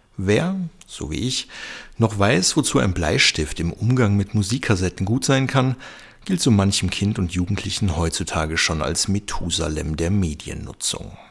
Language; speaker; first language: German; native; German